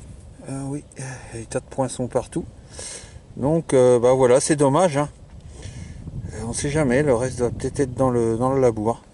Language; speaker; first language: French; native; French